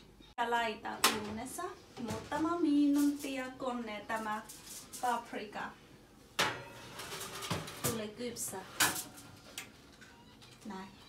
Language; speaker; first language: Finnish; non-native, learner; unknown